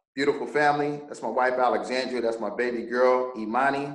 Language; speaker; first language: English; native; English